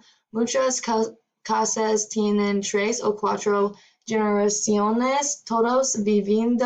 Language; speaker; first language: Spanish; non-native, learner; English